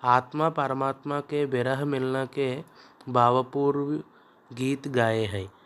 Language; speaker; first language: Hindi; non-native, local second language; Telugu